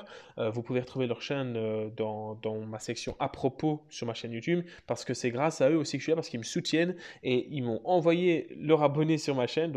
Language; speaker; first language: French; native; French